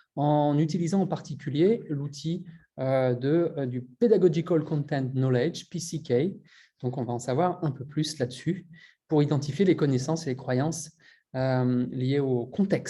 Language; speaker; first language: French; native; French